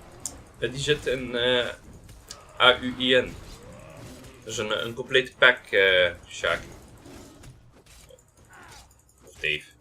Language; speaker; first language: Dutch; native; Dutch